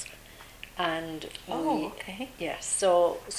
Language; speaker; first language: English; native; English